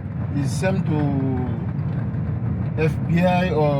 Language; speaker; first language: English; non-native, learner; Mandingo